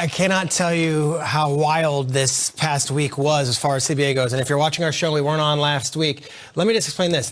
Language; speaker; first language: English; native; English